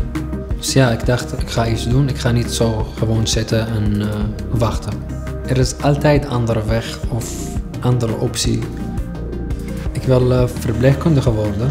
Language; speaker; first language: Dutch; non-native, fluent; Arabic